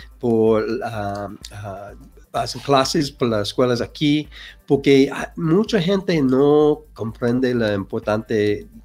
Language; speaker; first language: Spanish; non-native, learner; English